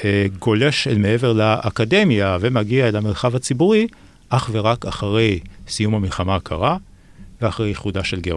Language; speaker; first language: Hebrew; native; Hebrew